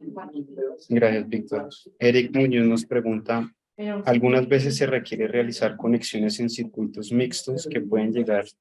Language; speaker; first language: Spanish; native; Spanish